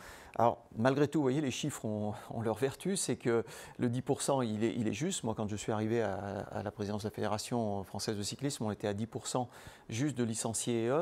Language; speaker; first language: French; native; French